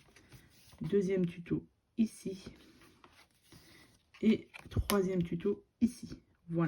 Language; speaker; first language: French; native; French